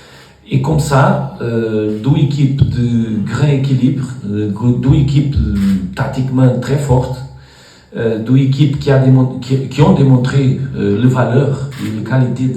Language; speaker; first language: French; non-native, learner; Portuguese